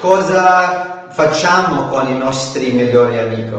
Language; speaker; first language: Italian; non-native, learner; English